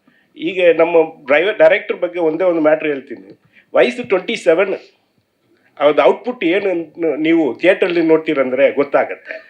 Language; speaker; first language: Kannada; non-native, learner; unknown